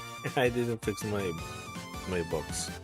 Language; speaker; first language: English; non-native, fluent; Spanish